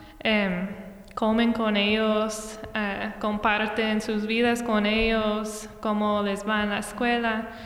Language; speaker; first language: Spanish; non-native, fluent; English